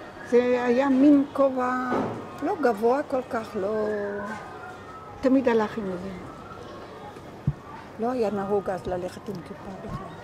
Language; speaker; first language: Hebrew; non-native, local second language; Ladino